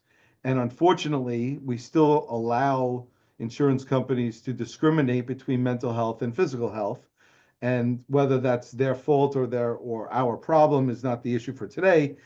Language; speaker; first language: English; native; English